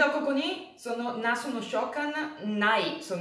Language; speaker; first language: Japanese; non-native, learner; Italian